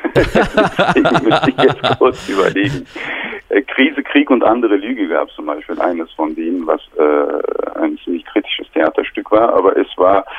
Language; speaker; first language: German; non-native, fluent; Turkish